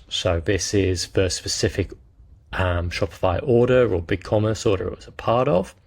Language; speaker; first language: English; native; English